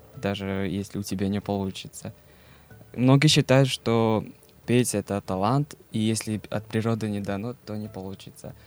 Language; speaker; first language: Russian; non-native, fluent; Mongolian